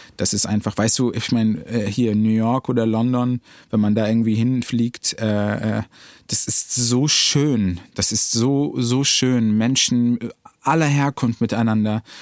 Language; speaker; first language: German; early bilingual, other home language; Arabic